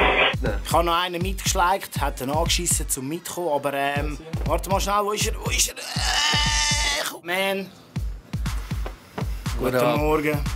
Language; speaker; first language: German; native; German